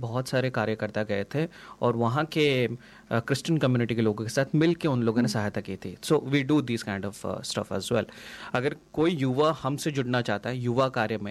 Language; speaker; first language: Hindi; non-native, local second language; Odia